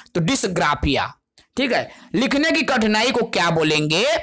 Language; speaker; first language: Hindi; non-native, local second language; Chhattisgarhi